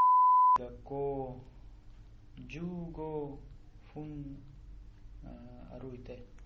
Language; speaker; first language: Japanese; non-native, learner; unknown